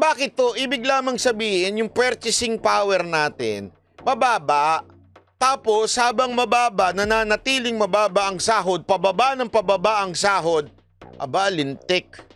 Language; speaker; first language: Filipino; native; Filipino